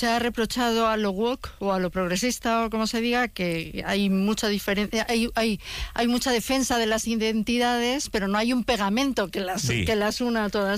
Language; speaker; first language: Spanish; native; Spanish